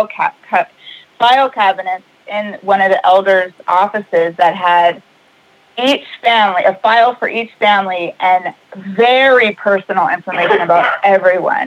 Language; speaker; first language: English; native; English